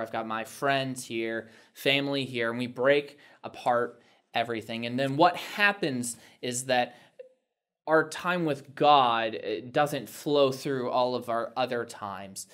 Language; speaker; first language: English; native; English